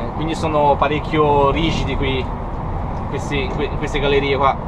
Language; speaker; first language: Italian; non-native, fluent; Portuguese